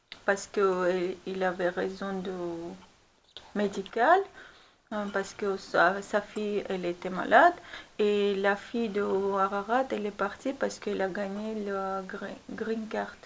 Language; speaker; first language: French; non-native, learner; Armenian